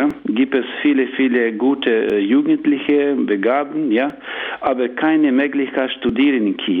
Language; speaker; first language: German; non-native, learner; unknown